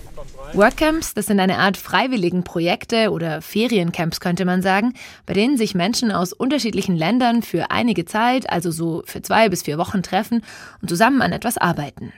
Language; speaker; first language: German; native; German